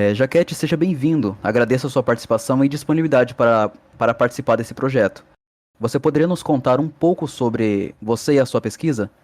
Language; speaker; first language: Portuguese; native; Portuguese